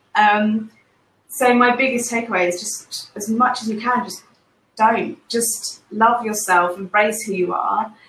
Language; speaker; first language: English; native; English